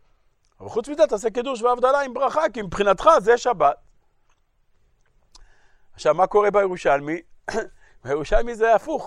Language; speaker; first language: Hebrew; native; Hebrew